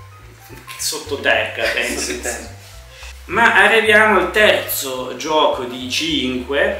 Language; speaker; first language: Italian; native; Italian